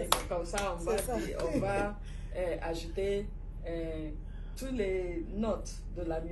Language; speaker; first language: French; non-native, fluent; Igbo